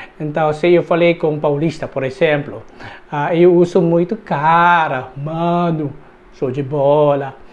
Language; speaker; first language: Portuguese; non-native, learner; Filipino